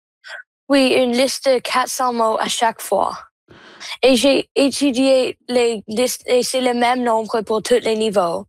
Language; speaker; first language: French; non-native, local second language; English